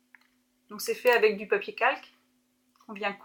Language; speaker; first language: French; native; French